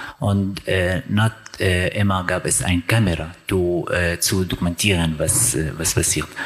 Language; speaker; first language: German; non-native, learner; Arabic